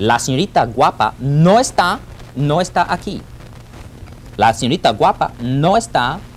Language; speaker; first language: Spanish; non-native, fluent; English